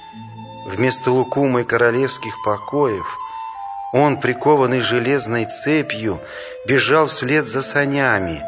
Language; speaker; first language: Russian; native; Russian